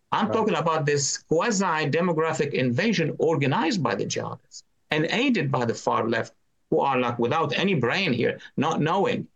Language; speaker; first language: English; non-native, fluent; Arabic